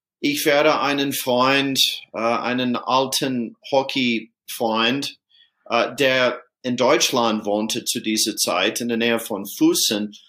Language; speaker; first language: German; non-native, fluent; English